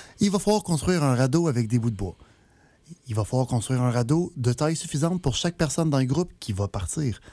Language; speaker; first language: French; native; French